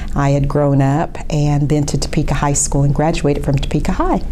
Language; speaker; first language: English; native; English